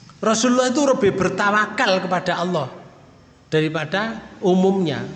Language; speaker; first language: Indonesian; non-native, local second language; Javanese